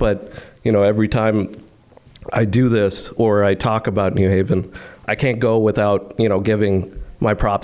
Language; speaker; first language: English; non-native, local second language; Hindi